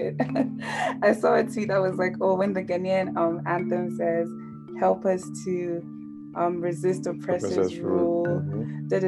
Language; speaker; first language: English; non-native, local second language; Akan